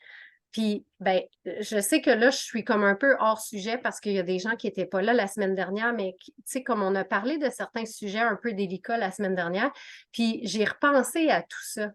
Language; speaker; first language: French; native; French